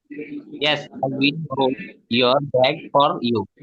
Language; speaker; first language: English; non-native, learner; Bangla